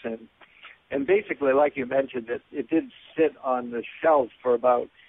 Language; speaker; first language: English; native; English